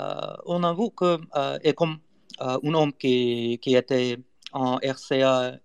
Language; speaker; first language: French; non-native, learner; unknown